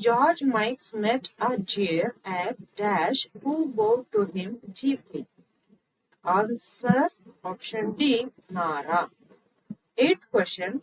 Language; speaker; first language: English; non-native, local second language; Kannada